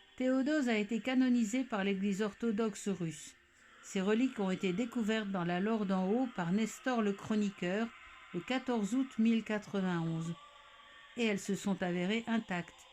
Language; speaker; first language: French; native; French